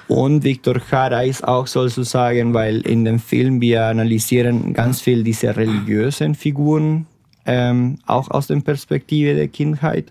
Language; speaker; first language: German; non-native, fluent; Spanish